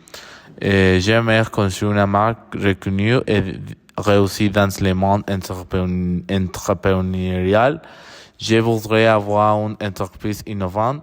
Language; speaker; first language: French; non-native, learner; Spanish